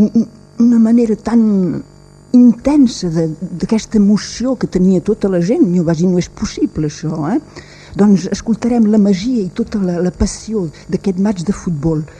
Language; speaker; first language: Catalan; native; Catalan